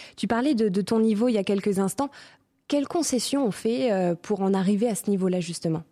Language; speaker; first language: French; native; French